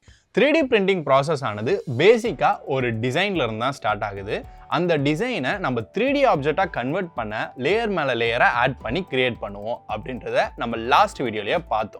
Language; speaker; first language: Tamil; native; Tamil